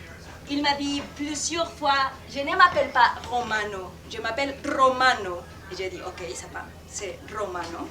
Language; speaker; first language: French; non-native, fluent; Spanish